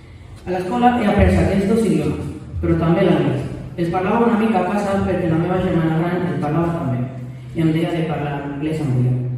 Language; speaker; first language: Catalan; early bilingual, other home language; Urdu